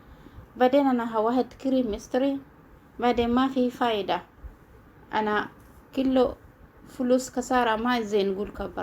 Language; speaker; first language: Arabic; non-native, learner; Oromo